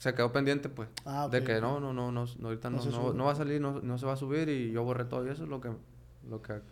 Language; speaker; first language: Spanish; native; Spanish